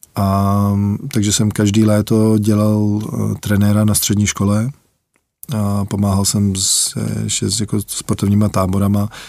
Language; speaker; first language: Czech; early bilingual, heritage; Czech